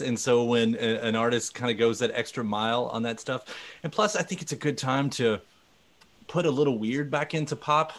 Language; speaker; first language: English; native; English